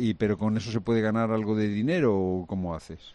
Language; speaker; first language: Spanish; native; Spanish